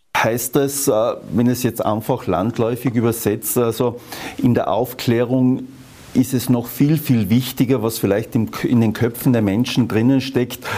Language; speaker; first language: German; native; German